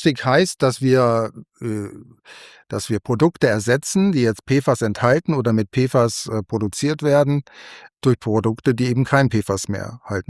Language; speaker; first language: German; native; German